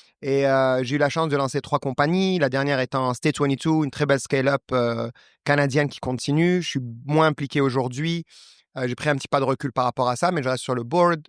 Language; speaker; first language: French; non-native, local second language; Arabic